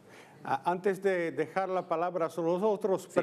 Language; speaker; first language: Spanish; non-native, learner; Italian